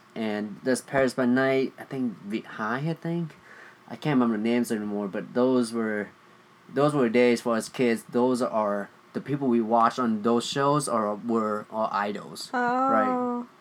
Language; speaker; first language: English; early bilingual, other home language; Vietnamese